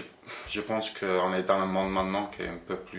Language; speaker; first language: French; non-native, fluent; English